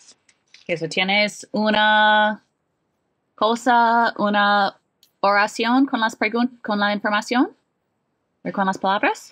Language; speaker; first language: Spanish; non-native, fluent; English